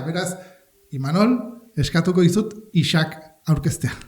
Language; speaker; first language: Basque; native; Basque